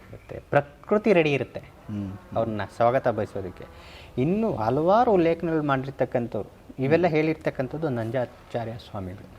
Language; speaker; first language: Kannada; native; Kannada